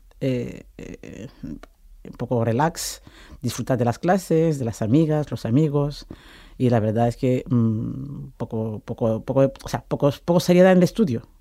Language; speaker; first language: Spanish; non-native, fluent; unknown